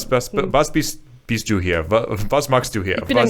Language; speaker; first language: German; non-native, learner; English